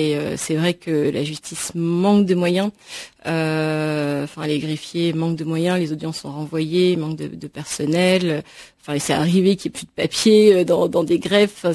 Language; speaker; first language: French; native; French